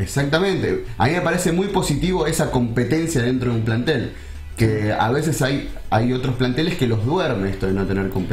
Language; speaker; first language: Spanish; native; Spanish